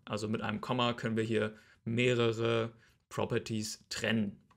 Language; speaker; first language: German; native; German